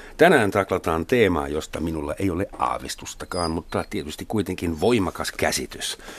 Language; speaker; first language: Finnish; non-native, fluent; German